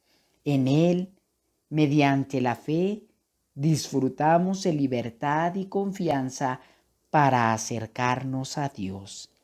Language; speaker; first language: Spanish; native; Spanish